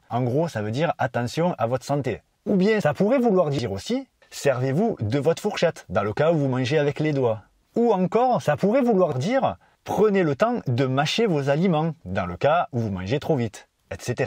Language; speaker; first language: French; native; French